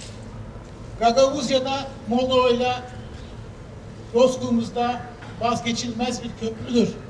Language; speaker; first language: Turkish; native; Turkish